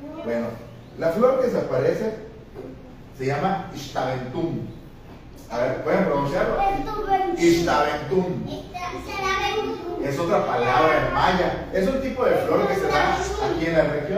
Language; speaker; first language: Spanish; native; Spanish